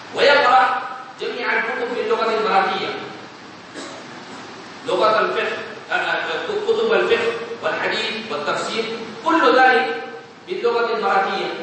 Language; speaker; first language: Arabic; non-native, fluent; Urdu